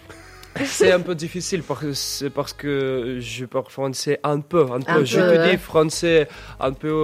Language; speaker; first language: French; non-native, learner; Russian